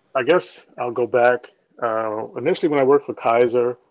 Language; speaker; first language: English; native; English